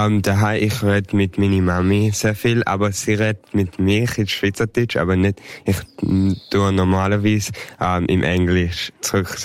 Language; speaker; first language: German; early bilingual, heritage; English